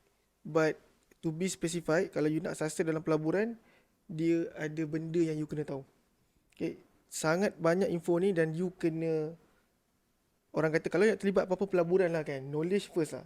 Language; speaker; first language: Malay; native; Malay